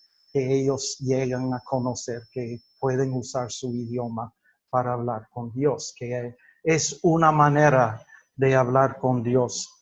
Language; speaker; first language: Spanish; non-native, fluent; English